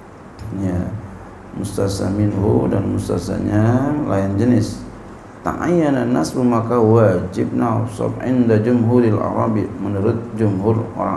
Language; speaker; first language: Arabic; non-native, fluent; Indonesian